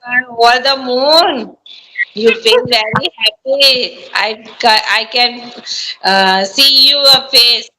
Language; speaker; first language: English; non-native, learner; Hindi